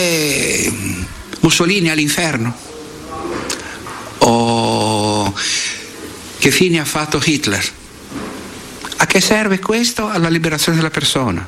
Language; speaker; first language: Italian; non-native, fluent; Portuguese